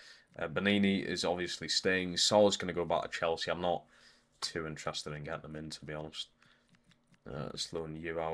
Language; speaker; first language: English; native; English